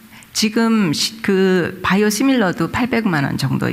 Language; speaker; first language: Korean; native; Korean